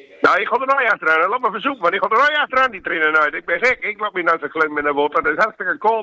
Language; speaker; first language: Dutch; native; Dutch